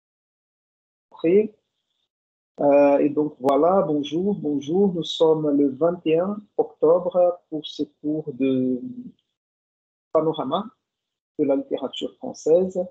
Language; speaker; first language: French; non-native, fluent; Portuguese